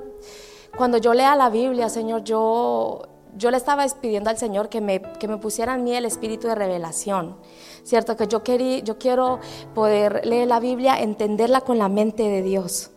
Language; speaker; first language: Spanish; native; Spanish